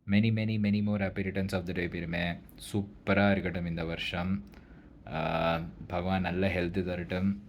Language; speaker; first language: Tamil; native; Tamil